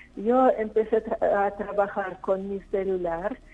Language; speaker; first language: Spanish; non-native, fluent; Russian